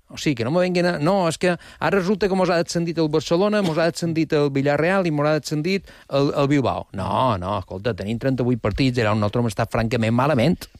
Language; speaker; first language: Catalan; native; Catalan